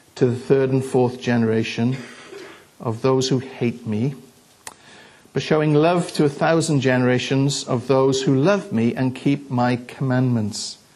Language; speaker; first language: English; native; English